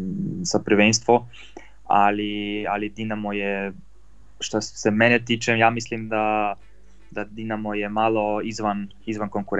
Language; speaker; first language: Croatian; non-native, fluent; Polish